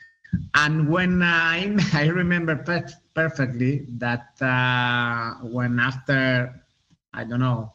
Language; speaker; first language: English; non-native, learner; Spanish